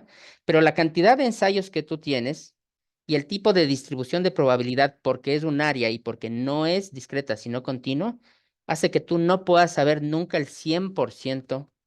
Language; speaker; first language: Spanish; native; Spanish